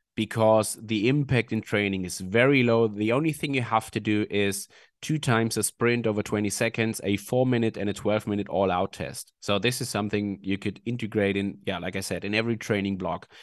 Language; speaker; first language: English; non-native, fluent; German